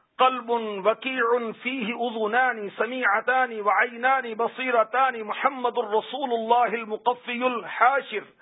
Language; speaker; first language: Urdu; native; Urdu